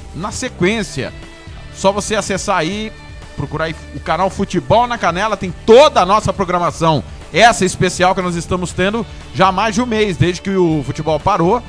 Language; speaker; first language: Portuguese; native; Portuguese